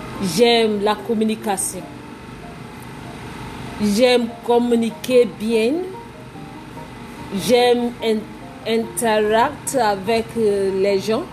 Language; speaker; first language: French; non-native, fluent; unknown